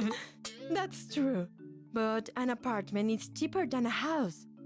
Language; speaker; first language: English; non-native, fluent; Spanish